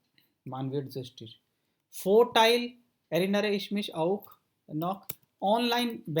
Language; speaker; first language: German; non-native, fluent; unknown